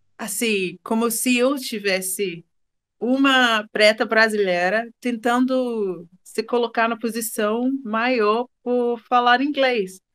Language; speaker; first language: Portuguese; non-native, fluent; English